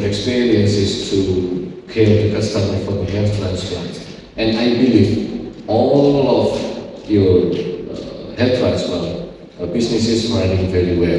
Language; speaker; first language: English; non-native, fluent; Indonesian